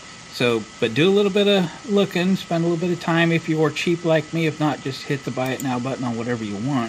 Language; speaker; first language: English; native; English